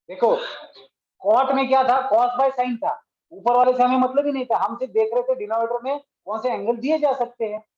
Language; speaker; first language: Hindi; non-native, local second language; Marathi